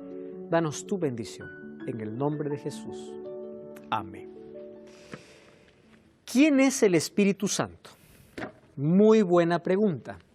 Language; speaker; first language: Spanish; native; Spanish